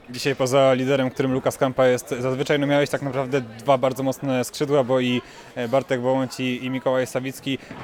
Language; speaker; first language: Polish; native; Polish